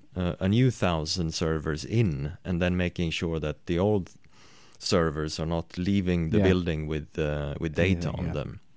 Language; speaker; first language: English; non-native, fluent; Swedish